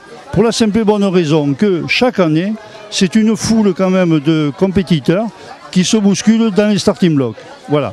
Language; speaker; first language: French; native; French